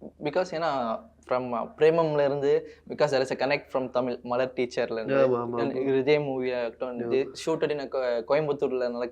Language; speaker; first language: Tamil; native; Tamil